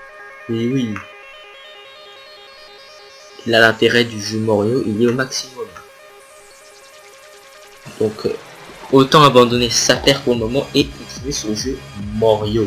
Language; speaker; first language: French; native; French